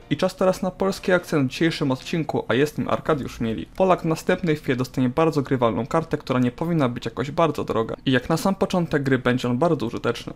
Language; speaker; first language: Polish; native; Polish